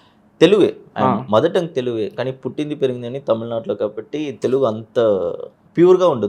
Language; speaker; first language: Telugu; early bilingual, heritage; Telugu